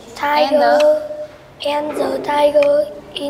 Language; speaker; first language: English; non-native, learner; Vietnamese